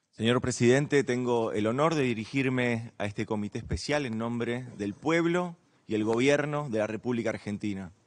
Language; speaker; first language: Spanish; native; Spanish